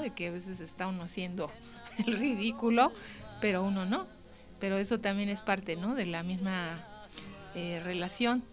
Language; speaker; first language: Spanish; native; Spanish